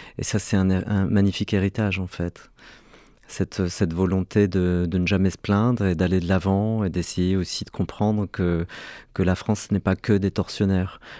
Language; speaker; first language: French; early bilingual, other home language; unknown